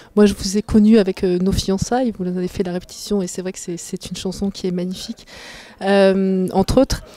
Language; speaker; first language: French; native; French